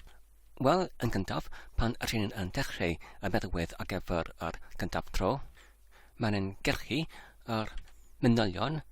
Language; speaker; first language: Welsh; non-native, learner; English